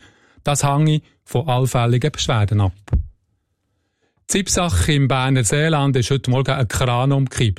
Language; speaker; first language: German; native; German